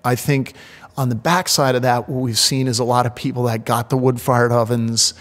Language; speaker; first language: English; native; English